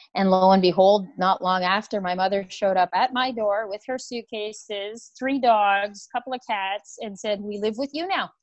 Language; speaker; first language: English; native; English